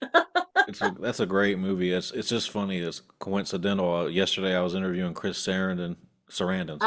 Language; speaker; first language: English; native; English